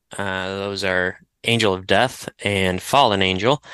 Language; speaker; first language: English; native; English